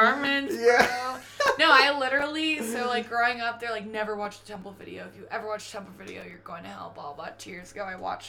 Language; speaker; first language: English; native; English